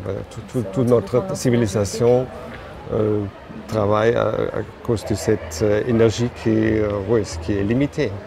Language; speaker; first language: French; non-native, fluent; German